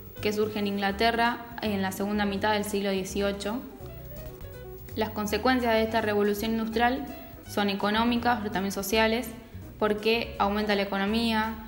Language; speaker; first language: Spanish; native; Spanish